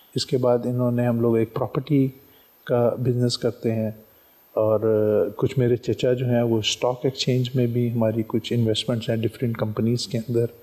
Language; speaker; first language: Urdu; non-native, local second language; Punjabi